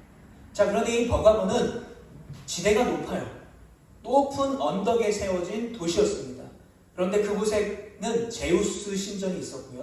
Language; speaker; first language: Korean; native; Korean